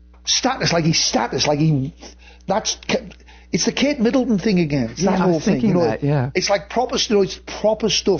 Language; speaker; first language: English; native; English